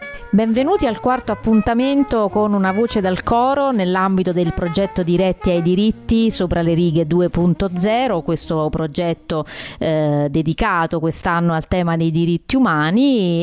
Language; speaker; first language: Italian; native; Italian